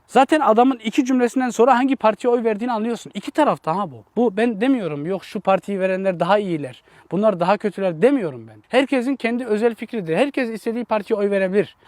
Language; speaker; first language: Turkish; early bilingual, heritage; Turkish